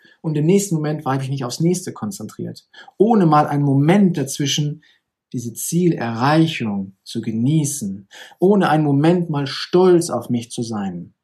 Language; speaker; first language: German; native; German